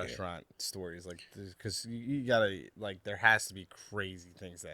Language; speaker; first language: English; native; English